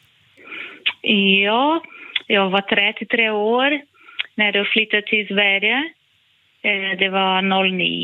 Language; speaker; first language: Swedish; non-native, fluent; Portuguese